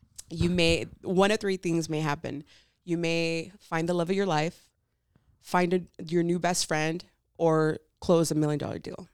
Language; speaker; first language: English; early bilingual, other home language; Spanish